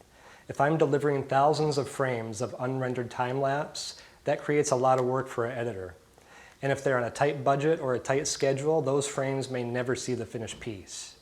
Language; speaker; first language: English; native; English